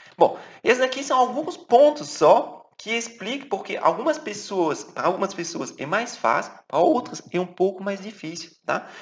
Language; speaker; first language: Portuguese; non-native, fluent; French